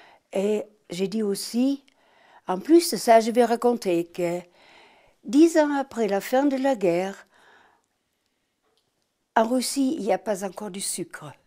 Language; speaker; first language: French; non-native, fluent; German